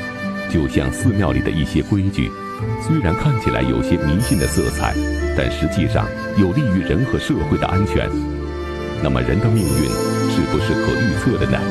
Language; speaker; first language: Chinese; native; Chinese